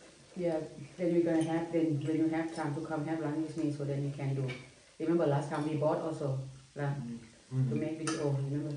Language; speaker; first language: English; non-native, learner; Thai